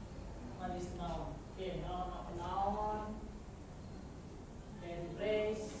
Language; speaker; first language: English; non-native, local second language; Indonesian